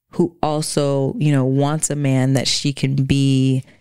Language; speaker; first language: English; native; English